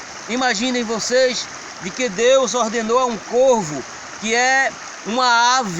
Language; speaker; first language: Portuguese; native; Portuguese